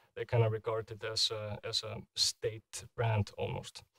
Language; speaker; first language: English; non-native, fluent; Icelandic